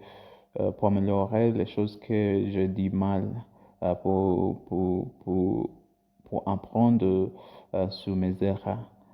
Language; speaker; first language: French; non-native, learner; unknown